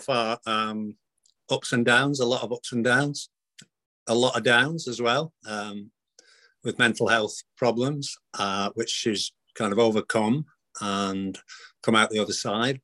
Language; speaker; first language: English; native; English